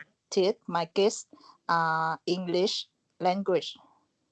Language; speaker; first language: English; non-native, learner; Vietnamese